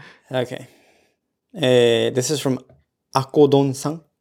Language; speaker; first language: English; non-native, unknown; Japanese